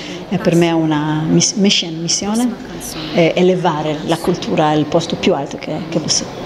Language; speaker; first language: Italian; non-native, learner; English